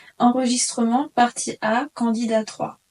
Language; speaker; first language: French; native; French